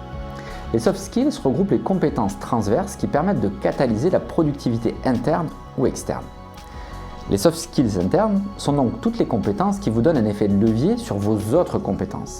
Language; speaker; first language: French; native; French